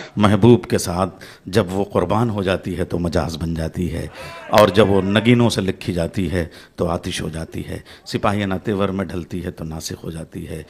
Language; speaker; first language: Urdu; native; Urdu